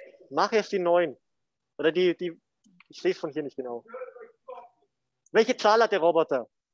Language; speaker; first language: German; native; German